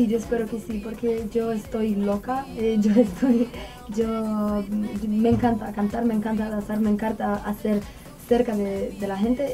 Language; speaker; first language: Spanish; non-native, learner; Romanian